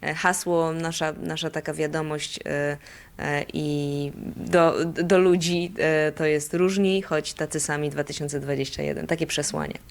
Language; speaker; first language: Polish; native; Polish